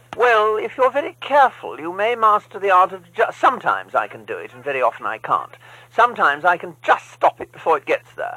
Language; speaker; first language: English; native; English